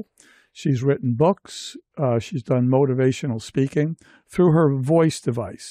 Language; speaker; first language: English; native; English